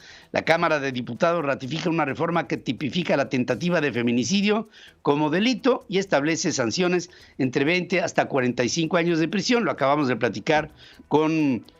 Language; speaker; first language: Spanish; native; Spanish